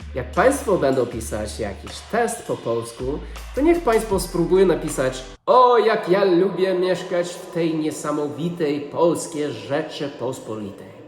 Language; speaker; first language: Polish; non-native, fluent; English